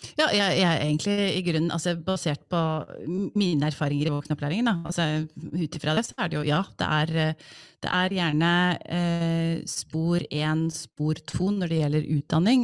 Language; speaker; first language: Norwegian; early bilingual, other home language; English